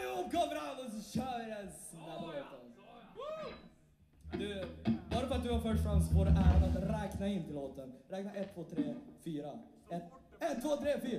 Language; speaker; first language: Swedish; native; Swedish